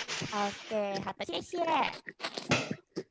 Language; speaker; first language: Chinese; non-native, fluent; Indonesian